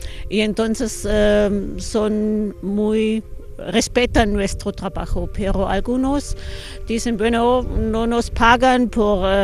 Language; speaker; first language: Spanish; non-native, fluent; German